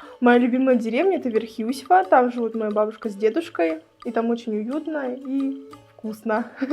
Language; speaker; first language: Russian; native; Russian